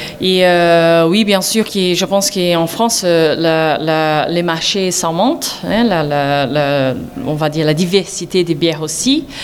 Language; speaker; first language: French; non-native, learner; Portuguese